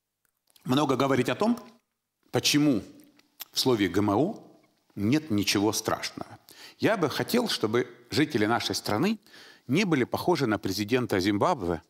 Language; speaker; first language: Russian; native; Russian